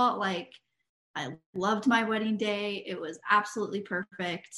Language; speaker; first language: English; native; English